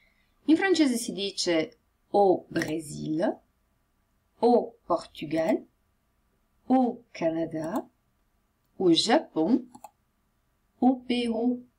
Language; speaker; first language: French; non-native, fluent; Italian